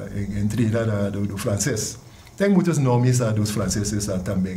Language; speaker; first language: Portuguese; non-native, fluent; English